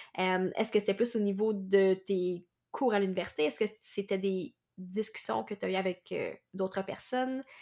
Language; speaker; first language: French; native; French